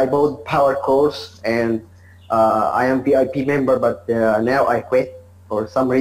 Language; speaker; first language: English; non-native, learner; Arabic